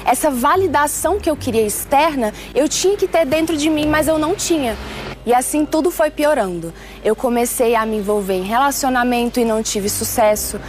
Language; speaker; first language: Portuguese; early bilingual, other home language; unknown